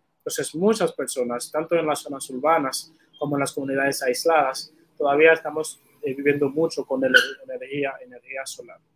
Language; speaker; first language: Spanish; non-native, fluent; Haitian Creole